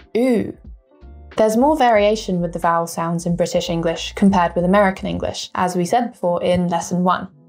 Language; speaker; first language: English; native; English